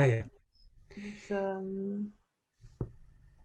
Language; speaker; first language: Dutch; non-native, fluent; French